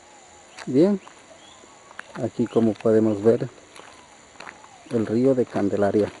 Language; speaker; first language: Spanish; native; Spanish